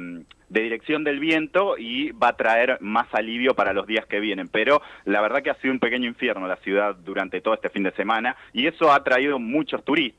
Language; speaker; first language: Spanish; native; Spanish